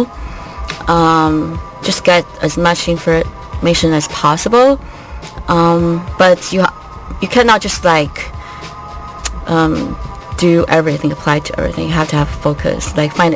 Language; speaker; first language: English; non-native, fluent; Chinese